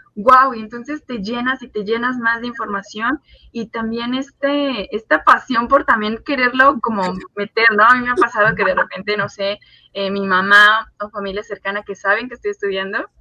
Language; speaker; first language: Spanish; native; Spanish